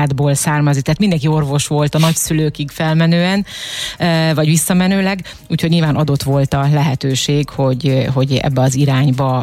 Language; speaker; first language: Hungarian; native; Hungarian